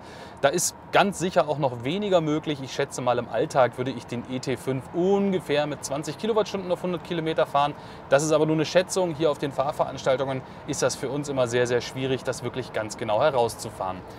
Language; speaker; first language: German; native; German